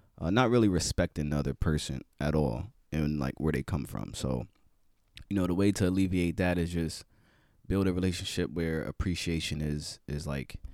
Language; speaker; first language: English; native; English